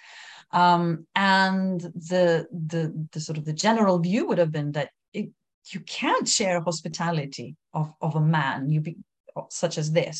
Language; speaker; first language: English; non-native, fluent; Lithuanian